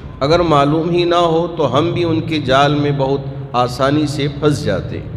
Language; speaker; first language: Urdu; native; Urdu